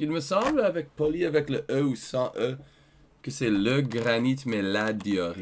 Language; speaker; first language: French; non-native, learner; English